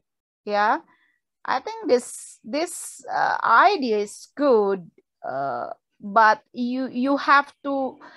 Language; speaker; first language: English; non-native, fluent; Indonesian